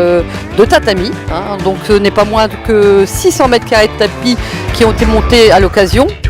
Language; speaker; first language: French; native; French